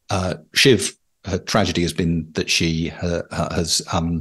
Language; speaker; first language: English; native; English